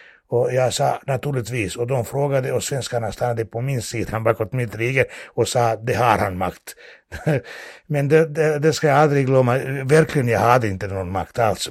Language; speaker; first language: Swedish; non-native, fluent; Bosnian